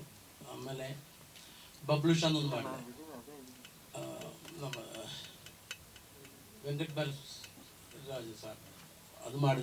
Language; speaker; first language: Kannada; non-native, learner; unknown